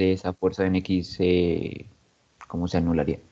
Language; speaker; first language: Spanish; native; Spanish